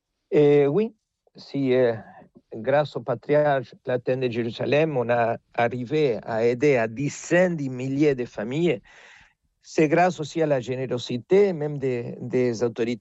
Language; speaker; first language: French; non-native, fluent; Spanish